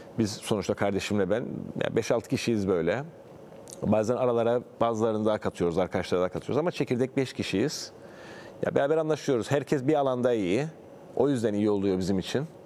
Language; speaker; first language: Turkish; native; Turkish